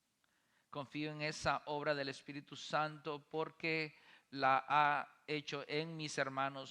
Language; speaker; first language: Spanish; native; Spanish